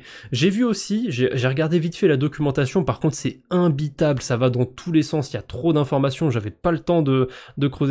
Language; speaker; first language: French; native; French